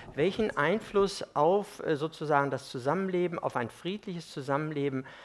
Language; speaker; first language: German; native; German